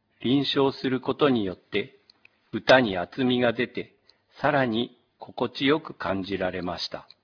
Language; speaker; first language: Japanese; native; Japanese